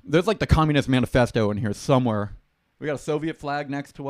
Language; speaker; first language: English; native; English